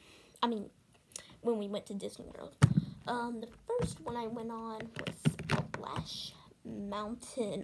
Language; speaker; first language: English; native; English